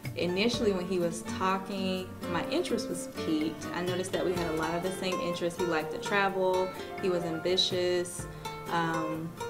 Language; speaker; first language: English; native; English